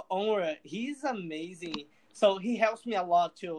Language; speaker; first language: English; non-native, fluent; Portuguese